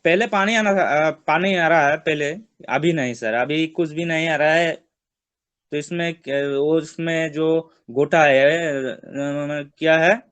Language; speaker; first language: Hindi; non-native, local second language; Bangla